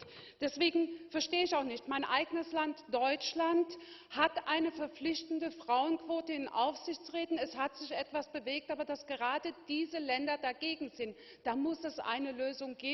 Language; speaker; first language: German; native; German